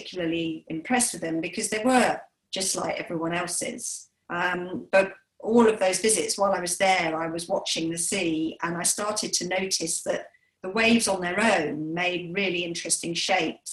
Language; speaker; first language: English; native; English